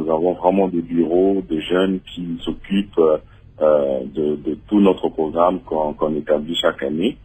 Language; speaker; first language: French; non-native, local second language; Lingala